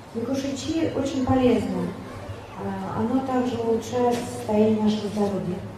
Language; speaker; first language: Russian; native; Russian